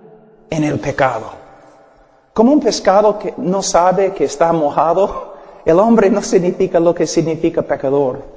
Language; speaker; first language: Spanish; non-native, fluent; English